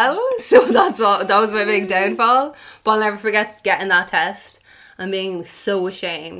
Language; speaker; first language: English; non-native, local second language; Irish